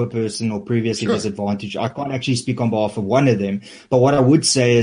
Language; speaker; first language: English; non-native, local second language; Afrikaans